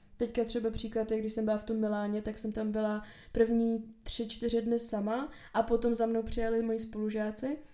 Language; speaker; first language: Czech; native; Czech